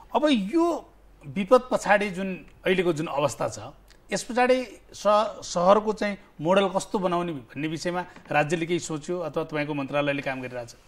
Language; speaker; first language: Nepali; native; Nepali